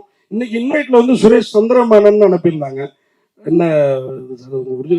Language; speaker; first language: Tamil; native; Tamil